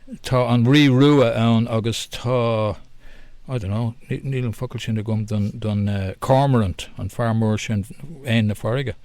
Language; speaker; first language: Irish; non-native, local second language; English